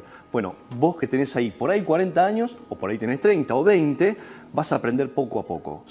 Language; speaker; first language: Spanish; native; Spanish